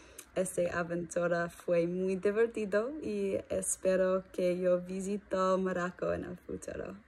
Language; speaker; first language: Spanish; non-native, learner; English